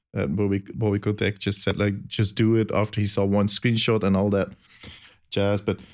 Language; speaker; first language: English; non-native, fluent; Dutch